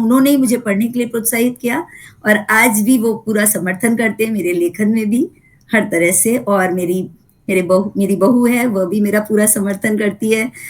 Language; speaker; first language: Hindi; native; Hindi